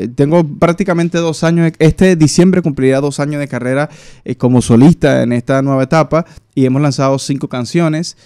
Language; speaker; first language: Spanish; native; Spanish